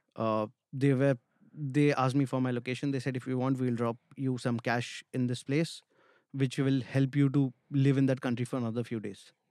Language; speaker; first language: English; non-native, local second language; Hindi